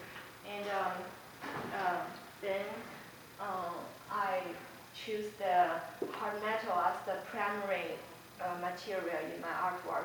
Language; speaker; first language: English; non-native, fluent; Chinese